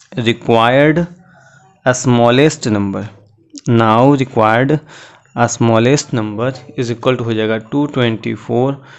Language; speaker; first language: Hindi; native; Hindi